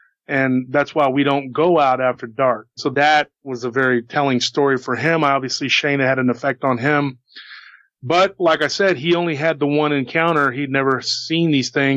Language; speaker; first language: English; native; English